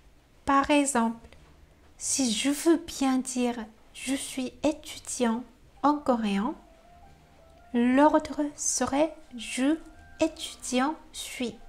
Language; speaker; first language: French; non-native, fluent; Korean